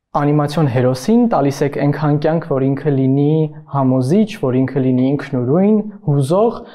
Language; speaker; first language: Armenian; native; Armenian